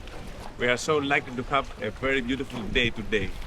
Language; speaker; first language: English; non-native, fluent; Greek